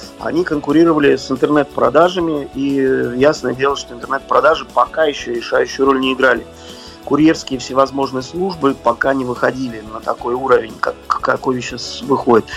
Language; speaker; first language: Russian; native; Russian